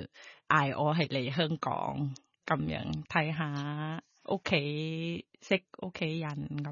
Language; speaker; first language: Cantonese; non-native, learner; Thai